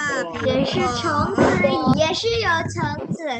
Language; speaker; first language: Chinese; non-native, learner; Indonesian